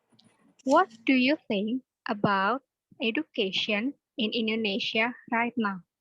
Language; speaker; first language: English; non-native, learner; Indonesian